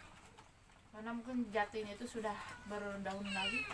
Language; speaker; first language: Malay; non-native, local second language; Sundanese